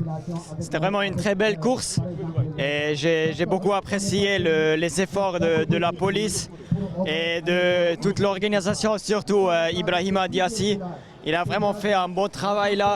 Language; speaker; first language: French; non-native, local second language; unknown